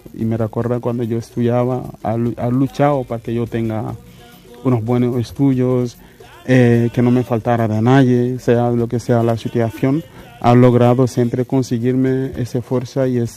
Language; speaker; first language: Spanish; non-native, fluent; Mandingo